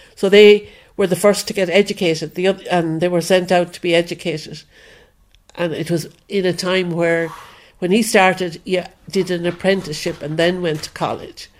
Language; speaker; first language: English; native; English